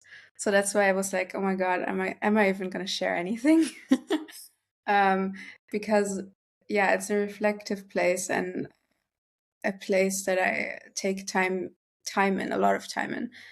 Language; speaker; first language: English; non-native, fluent; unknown